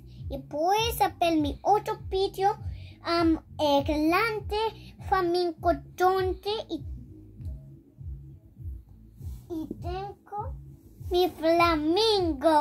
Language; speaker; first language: Spanish; early bilingual, heritage; English